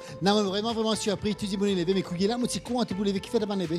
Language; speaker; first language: French; non-native, local second language; Morisyen